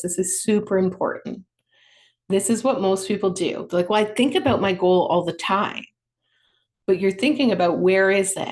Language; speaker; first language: English; native; English